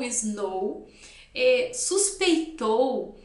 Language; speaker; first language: Portuguese; native; Portuguese